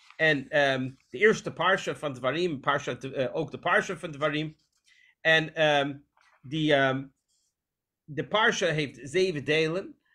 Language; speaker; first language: Dutch; non-native, fluent; English